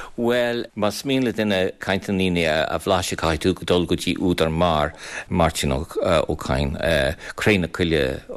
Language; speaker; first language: Irish; non-native, fluent; English